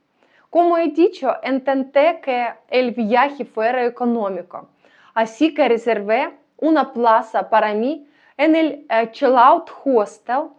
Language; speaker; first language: Spanish; non-native, learner; Ukrainian